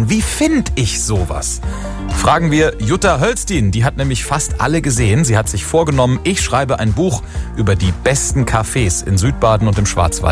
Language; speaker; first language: German; native; German